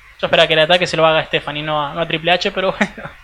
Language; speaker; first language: Spanish; native; Spanish